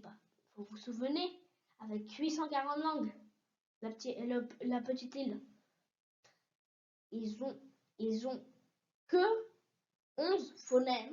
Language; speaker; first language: French; early bilingual, heritage; French